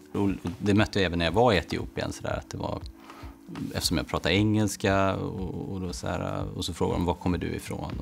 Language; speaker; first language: Swedish; native; Swedish